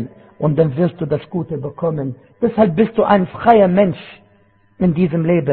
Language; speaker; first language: German; non-native, fluent; Arabic